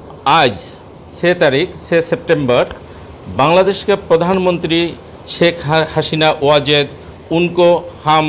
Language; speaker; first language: Hindi; non-native, local second language; Bangla